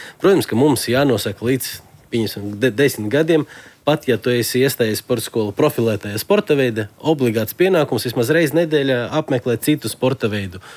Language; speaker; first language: Latvian; non-native, local second language; Russian